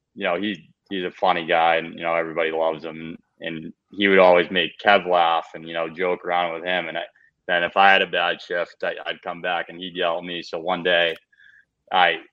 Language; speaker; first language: English; native; English